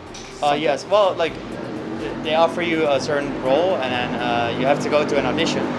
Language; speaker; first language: English; non-native, fluent; Dutch